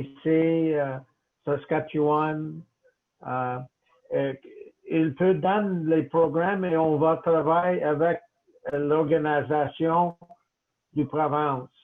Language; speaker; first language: French; non-native, local second language; English